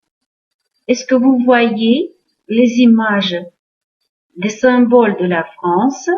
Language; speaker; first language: French; non-native, fluent; Uzbek